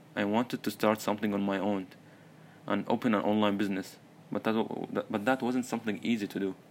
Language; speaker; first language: English; early bilingual, other home language; Arabic